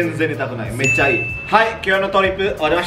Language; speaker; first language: Japanese; non-native, fluent; Indonesian